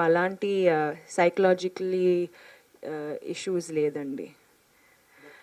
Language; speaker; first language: Telugu; non-native, fluent; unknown